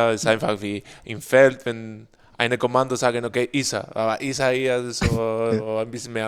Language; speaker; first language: German; non-native, learner; Spanish